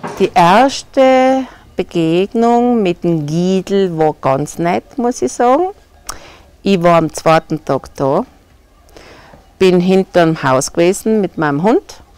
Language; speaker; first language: German; native; German